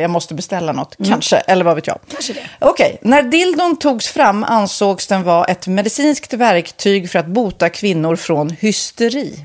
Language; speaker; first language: Swedish; native; Swedish